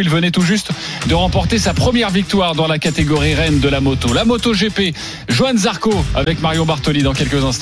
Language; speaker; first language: French; native; French